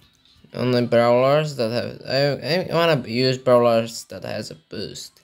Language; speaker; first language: English; non-native, learner; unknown